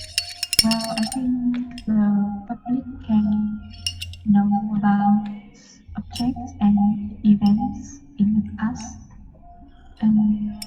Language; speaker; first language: English; non-native, learner; Vietnamese